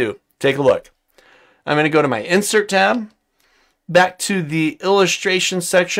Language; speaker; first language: English; native; English